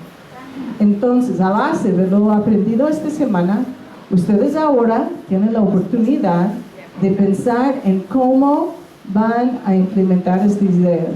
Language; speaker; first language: Spanish; non-native, fluent; English